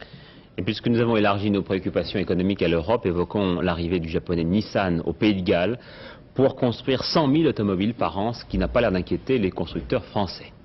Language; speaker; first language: French; native; French